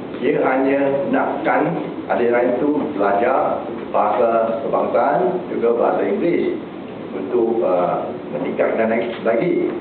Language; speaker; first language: Malay; non-native, local second language; Chinese